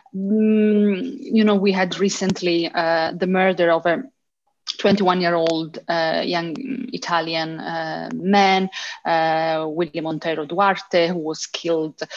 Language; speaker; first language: English; early bilingual, heritage; Italian